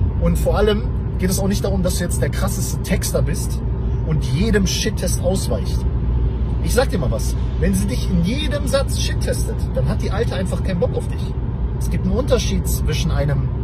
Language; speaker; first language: German; native; German